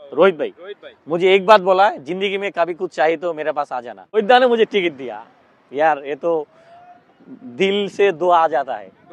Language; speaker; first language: Hindi; non-native, learner; Bangla